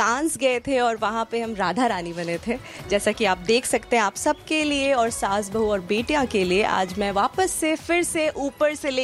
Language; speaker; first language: Hindi; native; Hindi